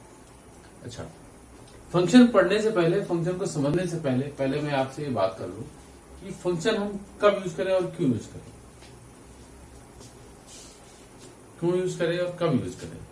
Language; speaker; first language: Hindi; native; Hindi